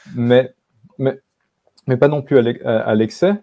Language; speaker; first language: French; native; French